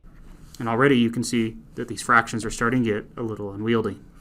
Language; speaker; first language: English; native; English